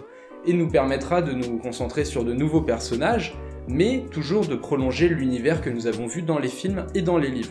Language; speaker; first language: French; native; French